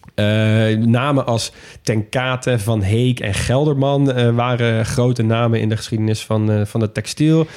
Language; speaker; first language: Dutch; native; Dutch